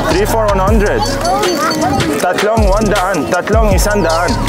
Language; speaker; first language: Filipino; non-native, learner; Arabic